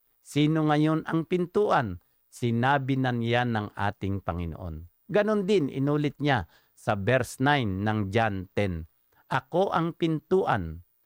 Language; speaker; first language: Filipino; native; Filipino